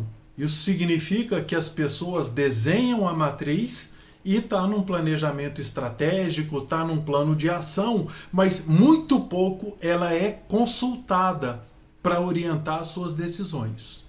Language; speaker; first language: Portuguese; native; Portuguese